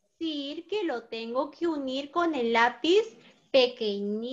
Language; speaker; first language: Spanish; native; Spanish